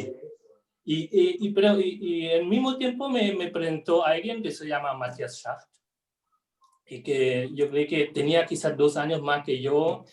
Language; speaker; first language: Spanish; non-native, fluent; German